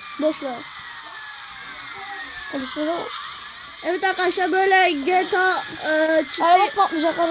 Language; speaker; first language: Turkish; native; Turkish